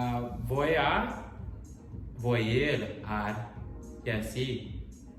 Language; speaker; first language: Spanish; non-native, learner; English